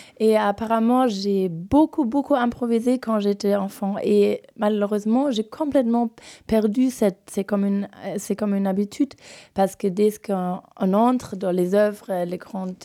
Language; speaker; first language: French; non-native, fluent; German